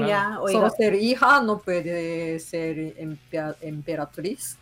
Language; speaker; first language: Spanish; non-native, fluent; Japanese